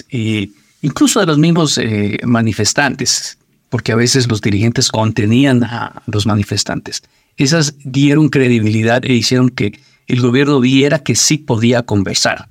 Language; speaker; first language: Spanish; native; Spanish